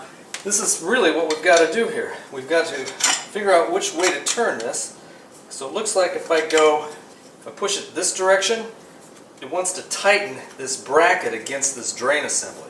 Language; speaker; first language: English; native; English